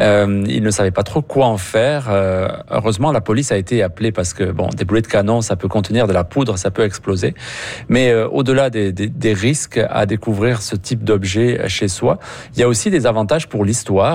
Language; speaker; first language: French; native; French